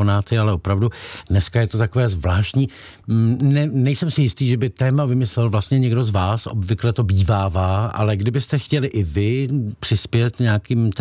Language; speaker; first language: Czech; native; Czech